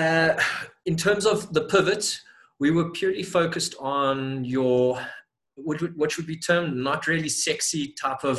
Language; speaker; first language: English; native; English